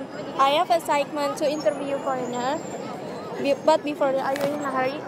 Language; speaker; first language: English; non-native, learner; Indonesian